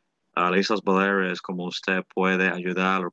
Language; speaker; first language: Spanish; early bilingual, heritage; Spanish